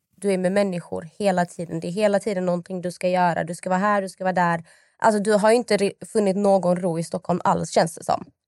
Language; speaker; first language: Swedish; native; Swedish